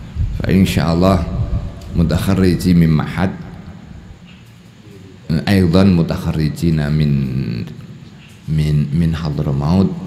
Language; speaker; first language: Arabic; non-native, learner; Indonesian